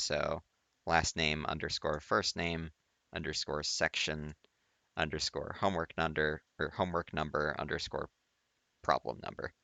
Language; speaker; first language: English; native; English